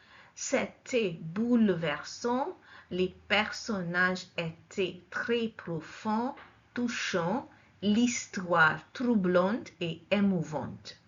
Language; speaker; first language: French; non-native, fluent; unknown